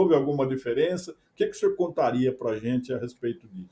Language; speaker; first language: Portuguese; native; Portuguese